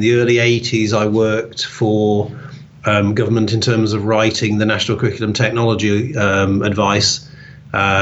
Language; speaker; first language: English; native; English